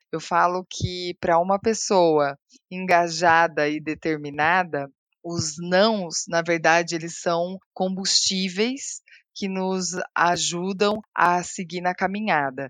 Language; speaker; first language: Portuguese; native; Portuguese